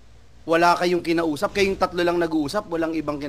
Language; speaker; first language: Filipino; native; Filipino